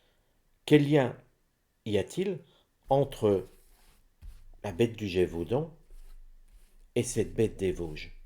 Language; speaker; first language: French; native; French